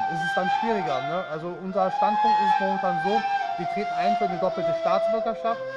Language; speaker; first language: German; early bilingual, other home language; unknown